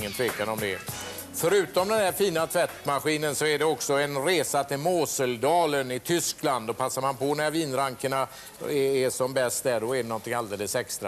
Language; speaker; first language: Swedish; native; Swedish